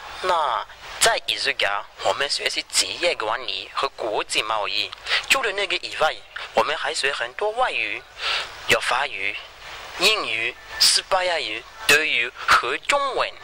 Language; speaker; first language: Chinese; non-native, fluent; French